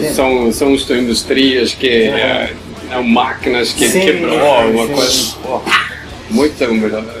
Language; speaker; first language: Portuguese; non-native, learner; Norwegian